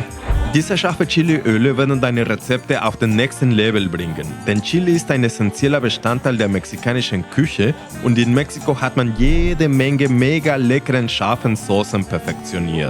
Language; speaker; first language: German; non-native, fluent; Spanish